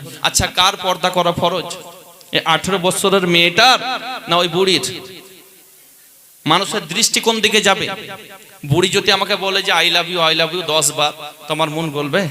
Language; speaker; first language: Bangla; native; Bangla